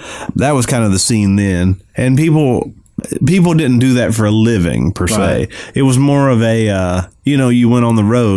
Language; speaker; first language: English; native; English